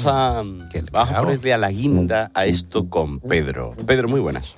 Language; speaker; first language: Spanish; native; Spanish